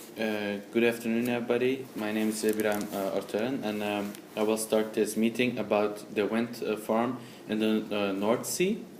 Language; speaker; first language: English; non-native, fluent; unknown